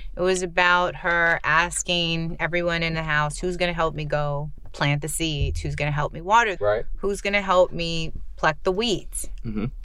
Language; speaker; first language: English; native; English